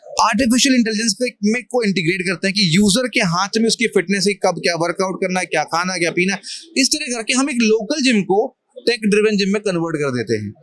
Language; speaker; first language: Hindi; native; Hindi